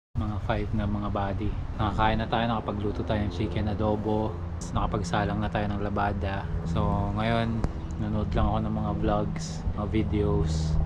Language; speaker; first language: Filipino; native; Filipino